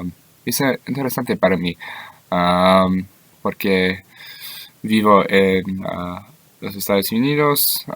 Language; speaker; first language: Spanish; non-native, learner; English